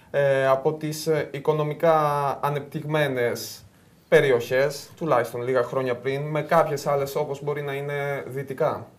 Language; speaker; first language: Greek; native; Greek